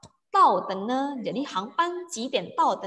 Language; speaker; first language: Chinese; non-native, fluent; Indonesian